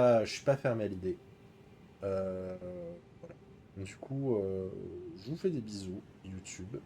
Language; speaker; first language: French; native; French